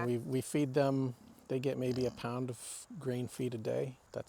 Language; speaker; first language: English; native; English